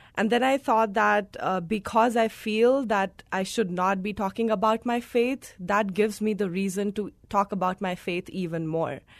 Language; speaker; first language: English; non-native, local second language; Hindi